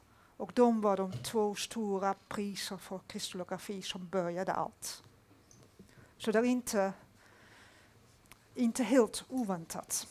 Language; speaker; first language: Swedish; non-native, fluent; Dutch